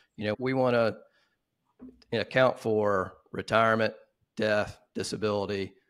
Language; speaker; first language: English; native; English